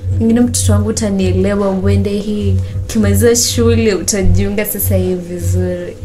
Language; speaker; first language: Swahili; non-native, local second language; Gusii